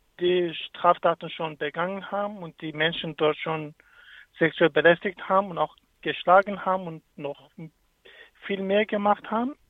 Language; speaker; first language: German; non-native, fluent; Kurdish